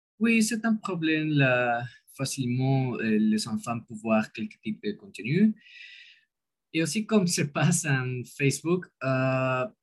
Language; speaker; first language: French; non-native, learner; Spanish